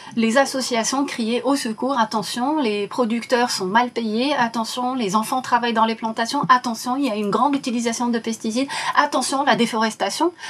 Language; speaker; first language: French; non-native, local second language; Arabic